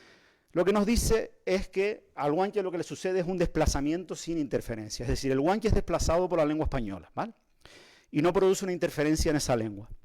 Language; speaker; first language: Spanish; native; Spanish